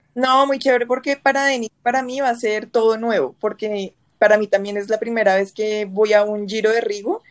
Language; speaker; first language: Spanish; native; Spanish